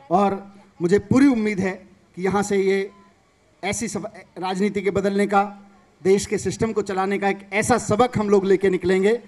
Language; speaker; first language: Hindi; native; Hindi